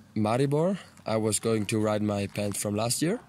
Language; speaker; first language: English; non-native, fluent; Italian